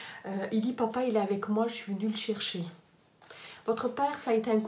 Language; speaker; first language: French; native; French